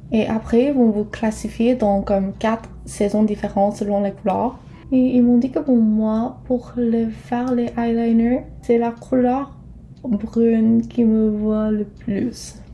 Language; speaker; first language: French; non-native, fluent; Korean